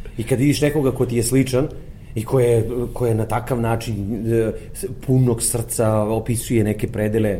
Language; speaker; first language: Serbian; native; Serbian